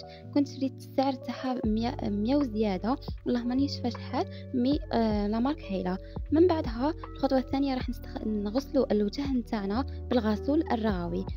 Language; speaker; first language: Arabic; native; Arabic